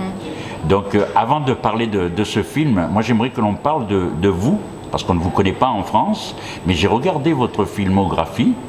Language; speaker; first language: French; native; French